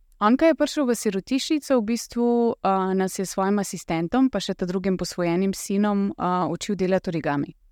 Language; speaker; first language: Slovenian; early bilingual, other home language; Russian